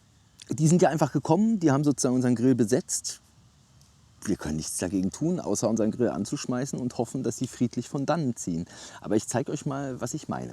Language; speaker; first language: German; native; German